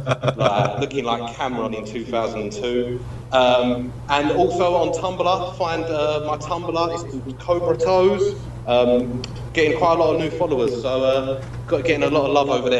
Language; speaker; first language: English; native; English